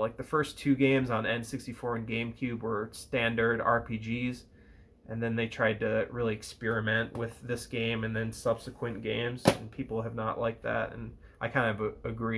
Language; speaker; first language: English; native; English